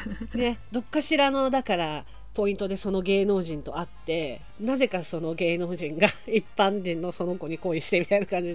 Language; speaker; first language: Japanese; native; Japanese